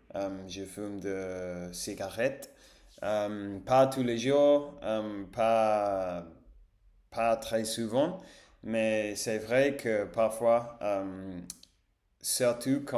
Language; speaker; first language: French; non-native, fluent; Spanish